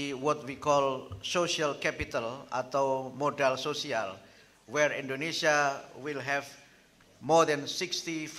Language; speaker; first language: English; non-native, fluent; Indonesian